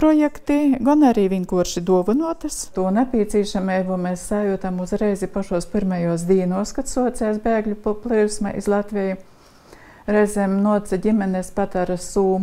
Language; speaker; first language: Latvian; native; Latvian